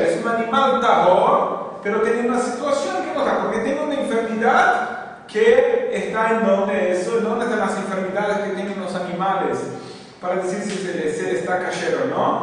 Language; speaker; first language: Spanish; non-native, fluent; Portuguese